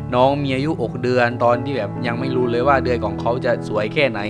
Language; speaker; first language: Thai; non-native, local second language; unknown